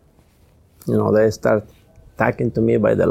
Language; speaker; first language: English; non-native, learner; Spanish